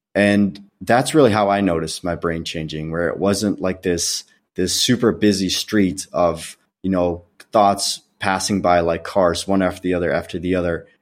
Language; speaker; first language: English; non-native, fluent; Dutch